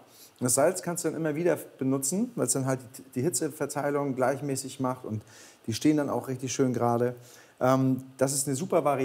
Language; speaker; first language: German; native; German